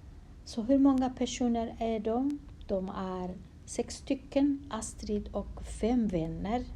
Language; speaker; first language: Swedish; non-native, fluent; Kurdish